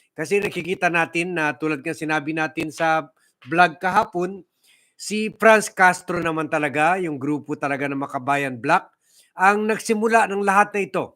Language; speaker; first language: Filipino; native; Filipino